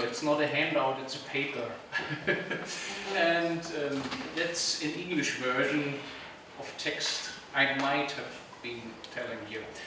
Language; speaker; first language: English; non-native, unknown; German